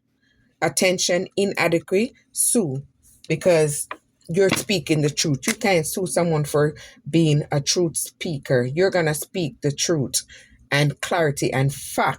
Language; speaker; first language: English; native; English